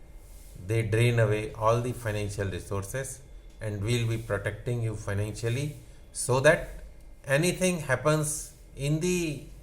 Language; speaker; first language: English; non-native, local second language; Hindi